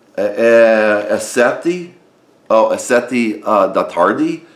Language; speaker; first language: Portuguese; non-native, fluent; English